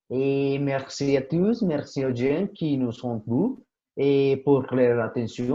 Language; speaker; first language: French; non-native, learner; Spanish